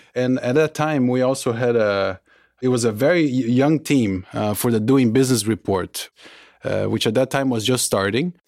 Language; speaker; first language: English; early bilingual, other home language; Portuguese